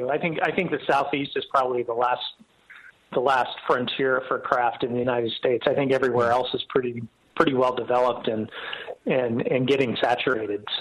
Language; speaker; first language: English; native; English